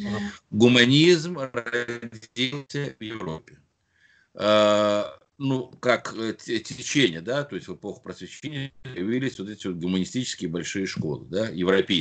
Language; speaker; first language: Russian; native; Russian